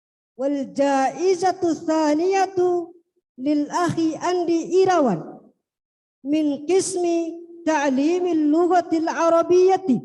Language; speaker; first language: Arabic; non-native, fluent; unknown